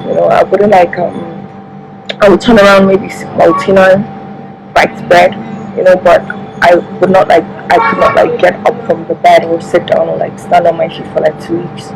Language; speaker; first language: English; non-native, local second language; Hausa